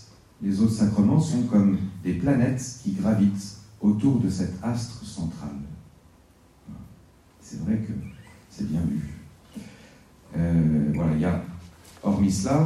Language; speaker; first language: French; native; French